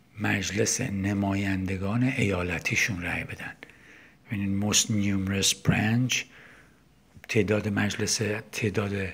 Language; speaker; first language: Persian; native; Persian